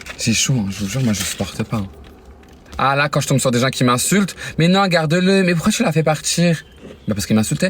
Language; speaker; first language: French; native; French